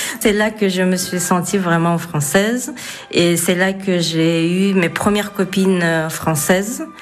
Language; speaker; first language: French; non-native, fluent; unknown